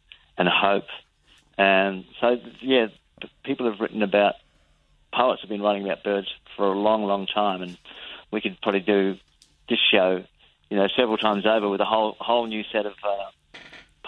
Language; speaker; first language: English; native; English